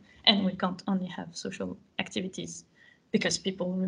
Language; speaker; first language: English; non-native, fluent; French